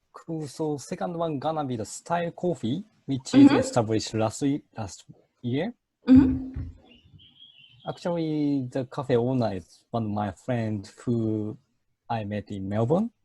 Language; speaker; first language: English; non-native, fluent; Japanese